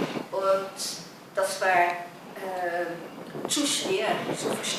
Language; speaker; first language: German; non-native, learner; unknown